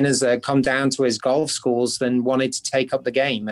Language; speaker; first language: English; native; English